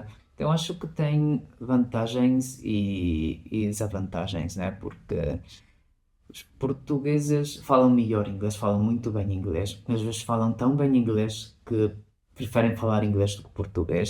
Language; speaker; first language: Portuguese; non-native, fluent; Spanish